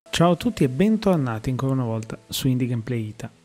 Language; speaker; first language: Italian; native; Italian